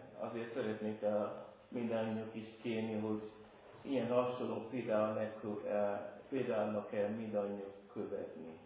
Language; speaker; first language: Hungarian; non-native, learner; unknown